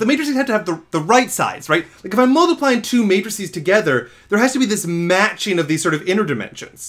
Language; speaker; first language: English; native; English